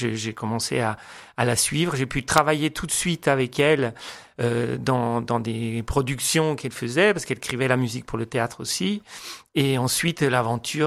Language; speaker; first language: French; native; French